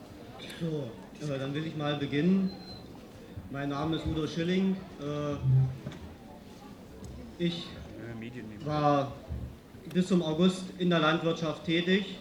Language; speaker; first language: German; native; German